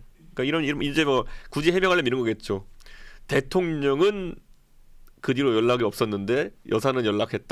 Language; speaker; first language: Korean; native; Korean